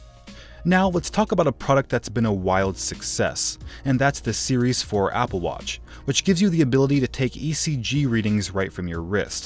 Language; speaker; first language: English; native; English